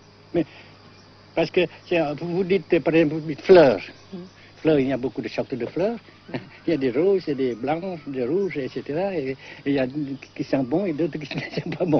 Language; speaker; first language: French; non-native, fluent; Vietnamese